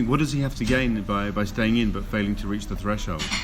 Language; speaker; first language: English; native; English